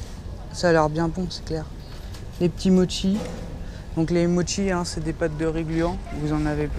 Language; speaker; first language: French; native; French